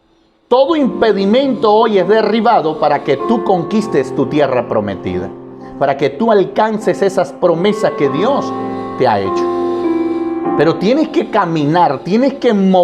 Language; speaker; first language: Spanish; native; Spanish